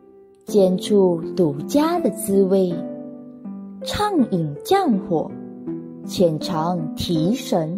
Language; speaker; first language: Chinese; native; Chinese